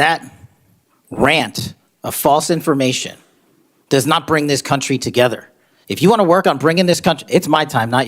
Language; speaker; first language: English; native; English